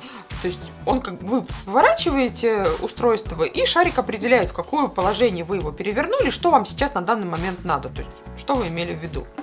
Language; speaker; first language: Russian; native; Russian